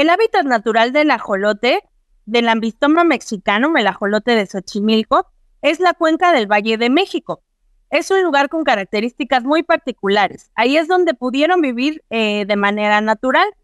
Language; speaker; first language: Spanish; native; Spanish